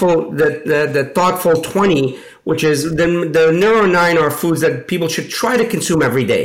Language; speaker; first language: English; native; English